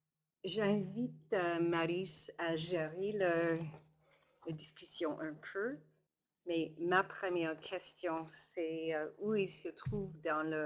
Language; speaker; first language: French; non-native, local second language; English